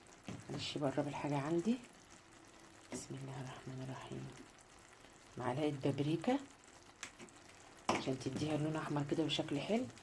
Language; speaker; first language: Arabic; native; Arabic